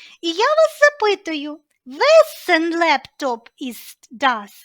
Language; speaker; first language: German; non-native, fluent; Ukrainian